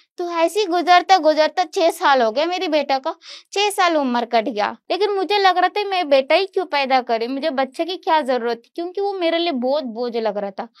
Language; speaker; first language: Hindi; non-native, local second language; Kannada